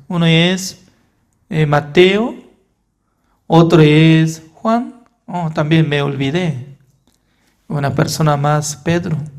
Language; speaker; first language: Spanish; non-native, fluent; Korean